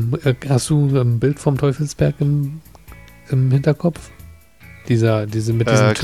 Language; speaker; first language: German; native; German